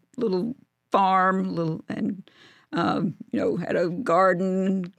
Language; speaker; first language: English; native; English